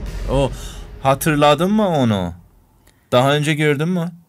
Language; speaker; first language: Turkish; non-native, learner; Persian